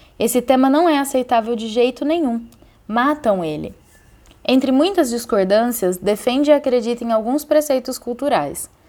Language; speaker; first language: Portuguese; native; Portuguese